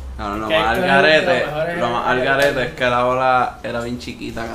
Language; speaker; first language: Spanish; native; Spanish